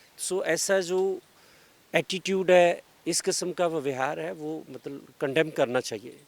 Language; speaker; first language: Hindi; non-native, local second language; Punjabi